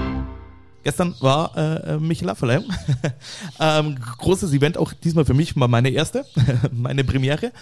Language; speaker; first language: German; native; German